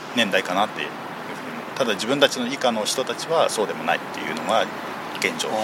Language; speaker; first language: Japanese; early bilingual, other home language; Chinese